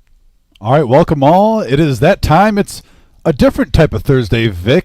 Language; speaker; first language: English; native; English